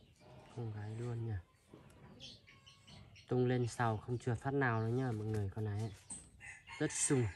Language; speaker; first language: Vietnamese; non-native, local second language; Hmong